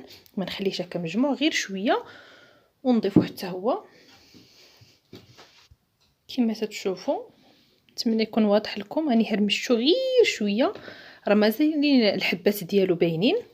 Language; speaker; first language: Arabic; native; Arabic